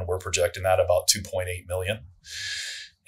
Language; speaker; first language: English; native; English